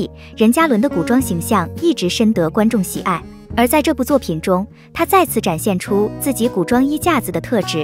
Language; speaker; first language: Chinese; native; Chinese